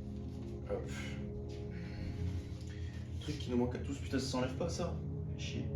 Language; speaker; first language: French; native; French